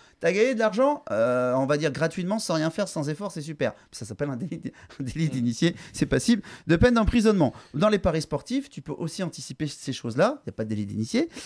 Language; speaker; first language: French; native; French